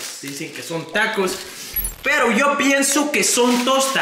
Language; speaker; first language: Spanish; native; Spanish